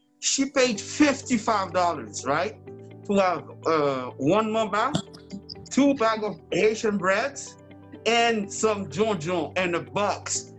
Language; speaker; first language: English; early bilingual, other home language; French